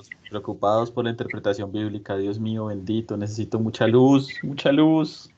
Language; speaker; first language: Spanish; native; Spanish